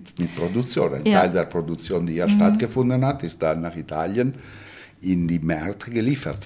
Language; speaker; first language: German; non-native, fluent; Italian